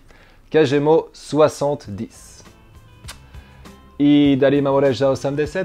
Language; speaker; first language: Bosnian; non-native, learner; French